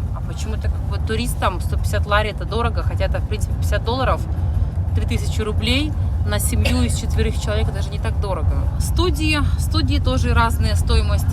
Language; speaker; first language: Russian; native; Russian